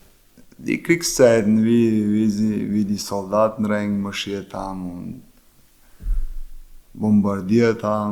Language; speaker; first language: German; non-native, learner; Chechen